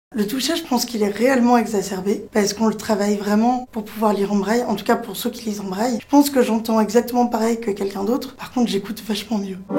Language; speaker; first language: French; native; French